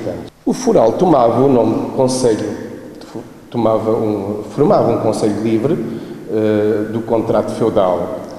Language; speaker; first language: Portuguese; native; Portuguese